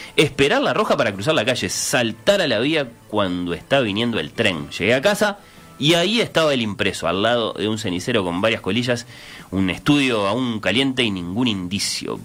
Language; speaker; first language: Spanish; native; Spanish